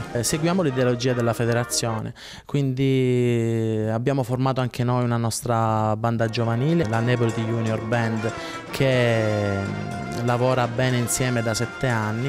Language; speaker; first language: Italian; native; Italian